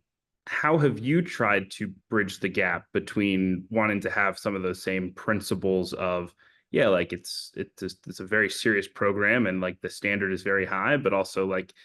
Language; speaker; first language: English; native; English